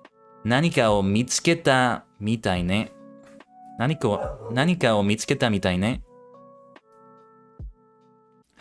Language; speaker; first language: Japanese; non-native, learner; English